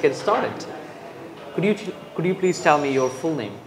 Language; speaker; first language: English; non-native, fluent; Bangla